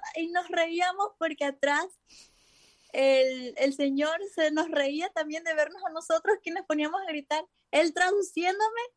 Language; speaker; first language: Catalan; non-native, learner; Spanish